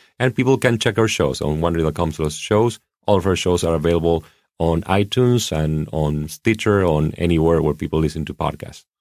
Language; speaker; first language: English; non-native, fluent; Spanish